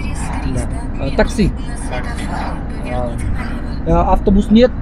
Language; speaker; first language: Russian; non-native, learner; Punjabi